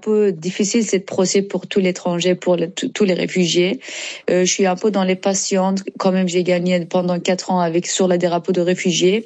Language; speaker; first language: French; non-native, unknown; Persian